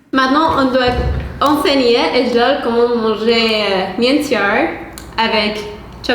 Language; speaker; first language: French; non-native, fluent; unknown